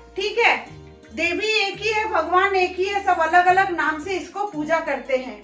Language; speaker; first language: Hindi; non-native, local second language; Bangla